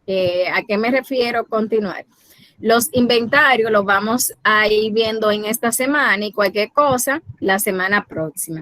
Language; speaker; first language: Spanish; native; Spanish